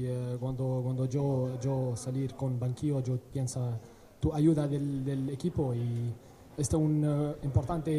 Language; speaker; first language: Spanish; non-native, learner; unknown